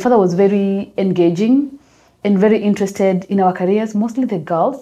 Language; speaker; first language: English; non-native, local second language; Kamba